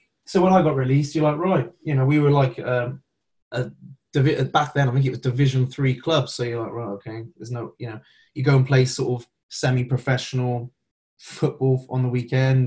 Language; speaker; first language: English; native; English